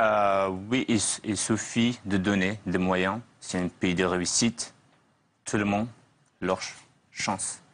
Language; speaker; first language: French; non-native, learner; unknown